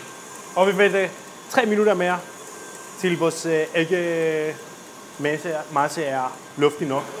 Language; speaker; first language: Danish; non-native, fluent; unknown